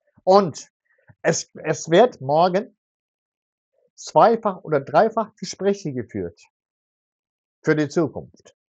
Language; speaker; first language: German; non-native, fluent; Turkish